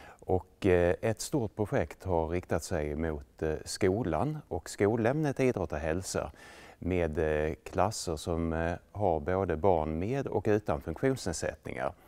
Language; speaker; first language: Swedish; native; Swedish